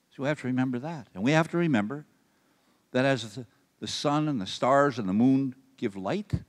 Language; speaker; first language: English; native; English